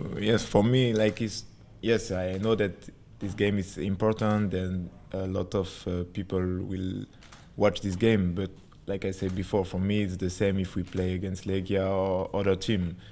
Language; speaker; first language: English; non-native, learner; French